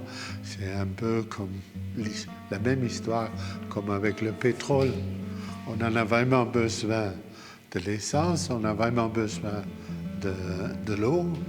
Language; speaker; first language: French; non-native, fluent; German